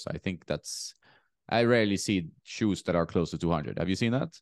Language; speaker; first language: English; non-native, fluent; Swedish